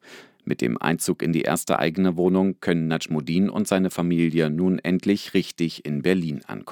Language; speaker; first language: German; native; German